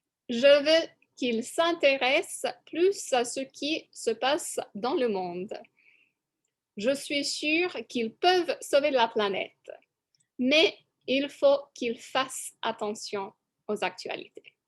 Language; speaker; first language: French; non-native, fluent; English